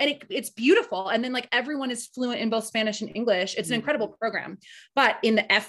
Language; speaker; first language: English; early bilingual, other home language; Spanish